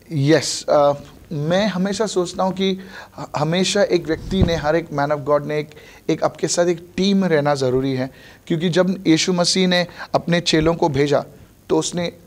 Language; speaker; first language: Hindi; non-native, local second language; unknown